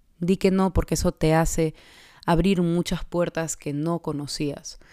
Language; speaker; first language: Spanish; native; Spanish